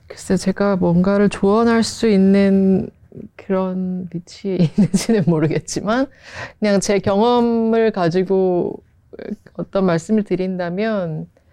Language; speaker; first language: Korean; native; Korean